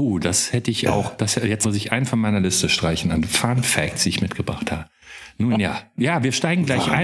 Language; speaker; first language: German; native; German